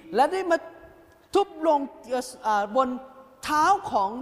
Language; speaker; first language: Thai; native; Thai